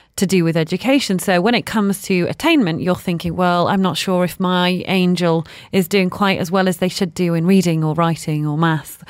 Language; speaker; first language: English; native; English